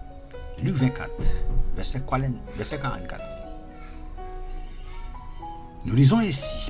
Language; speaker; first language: French; non-native, local second language; Haitian Creole